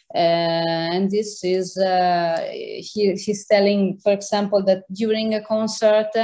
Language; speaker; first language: English; non-native, fluent; Italian